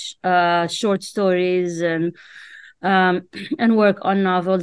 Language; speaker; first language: English; non-native, fluent; Arabic